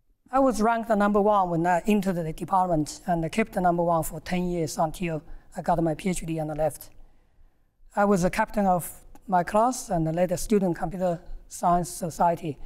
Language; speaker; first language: English; non-native, fluent; Chinese